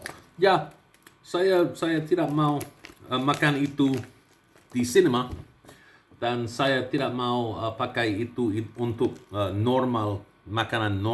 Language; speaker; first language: Indonesian; non-native, learner; English